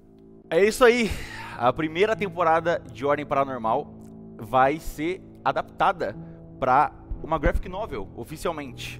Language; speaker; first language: Portuguese; native; Portuguese